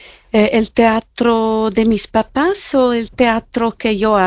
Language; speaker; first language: Spanish; non-native, fluent; Italian